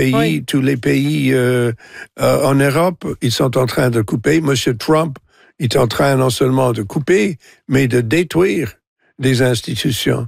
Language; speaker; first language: French; non-native, local second language; English